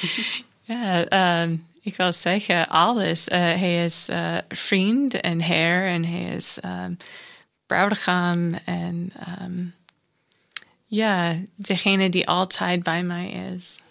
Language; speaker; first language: Dutch; non-native, learner; English